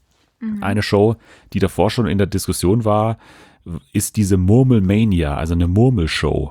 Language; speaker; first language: German; native; German